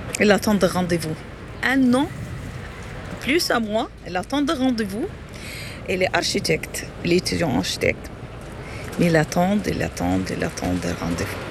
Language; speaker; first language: French; non-native, learner; Arabic